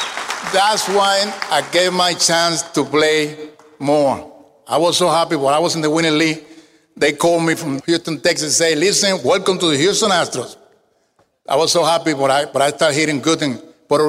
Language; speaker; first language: English; non-native, fluent; Spanish